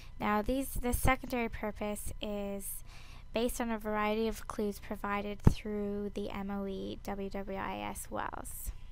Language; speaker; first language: English; native; English